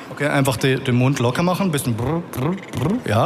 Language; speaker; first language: German; native; German